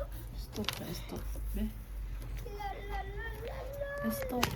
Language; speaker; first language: Dutch; non-native, learner; Filipino